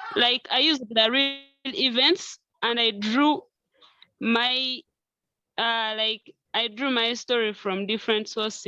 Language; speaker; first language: English; non-native, local second language; Nyankole